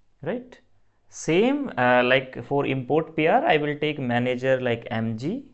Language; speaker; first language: English; non-native, local second language; Hindi